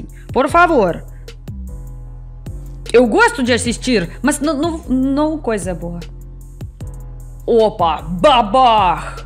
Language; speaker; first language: Portuguese; non-native, learner; Russian